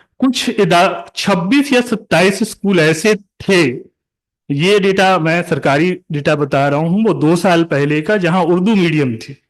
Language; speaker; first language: Urdu; native; Urdu